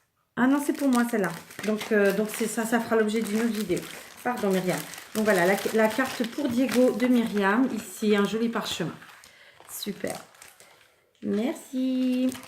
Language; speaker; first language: French; native; French